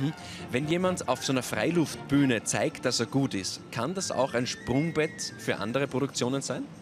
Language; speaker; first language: German; native; German